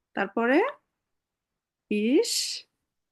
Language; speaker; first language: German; non-native, fluent; Bangla